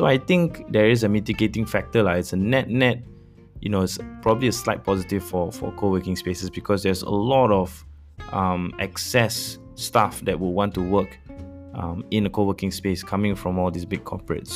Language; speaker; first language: English; non-native, local second language; Malay